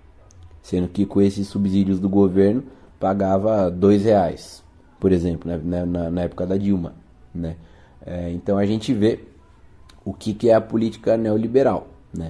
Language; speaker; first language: Portuguese; native; Portuguese